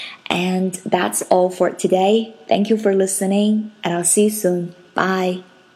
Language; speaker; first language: English; non-native, fluent; Chinese